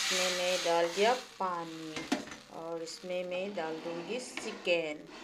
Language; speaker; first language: Hindi; non-native, local second language; Assamese